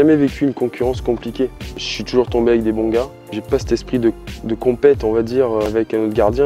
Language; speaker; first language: French; native; French